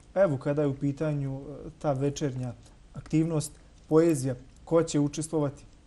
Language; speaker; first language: Croatian; native; Croatian